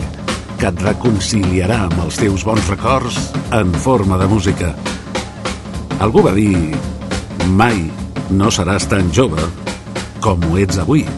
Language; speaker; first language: Catalan; native; Catalan